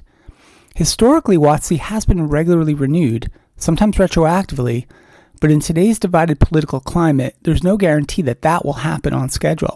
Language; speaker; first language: English; native; English